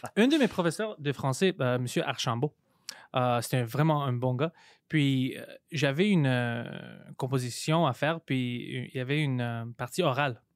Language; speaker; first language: French; non-native, local second language; Greek